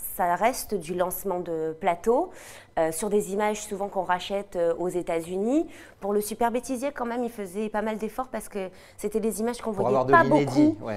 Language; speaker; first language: French; native; French